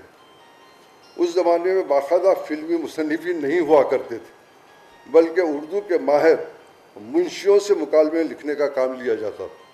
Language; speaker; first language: Urdu; native; Urdu